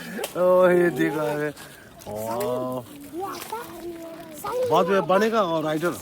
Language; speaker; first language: Hindi; non-native, local second language; Tibetan